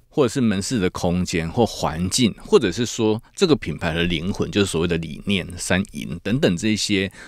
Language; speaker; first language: Chinese; native; Chinese